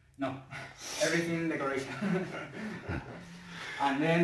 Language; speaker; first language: English; non-native, learner; Spanish